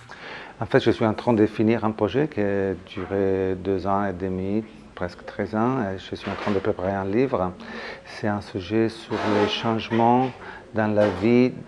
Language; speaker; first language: French; non-native, fluent; Italian